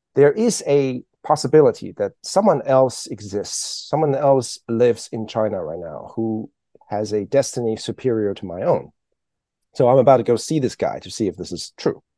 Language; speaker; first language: English; early bilingual, other home language; Chinese